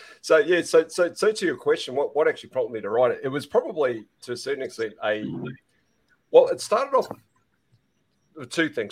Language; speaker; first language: English; native; English